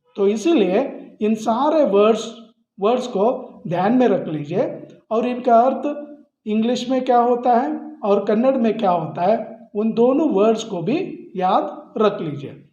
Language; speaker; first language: Hindi; non-native, local second language; Kannada